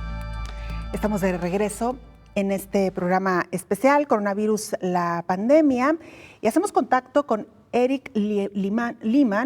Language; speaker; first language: Spanish; native; Spanish